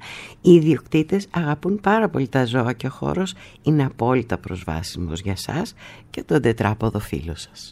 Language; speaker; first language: Greek; native; Greek